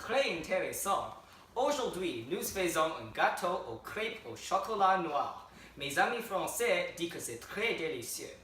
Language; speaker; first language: French; non-native, learner; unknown